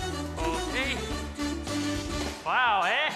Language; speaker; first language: Russian; non-native, learner; German